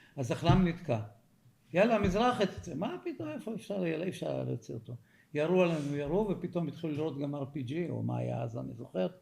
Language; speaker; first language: Hebrew; early bilingual, other home language; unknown